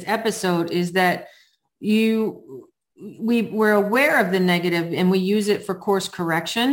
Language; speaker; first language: English; native; English